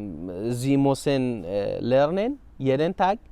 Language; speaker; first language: German; non-native, learner; Persian